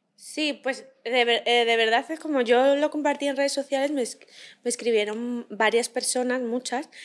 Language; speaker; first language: Spanish; native; Spanish